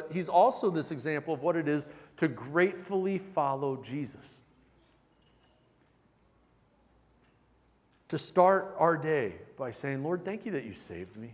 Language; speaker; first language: English; native; English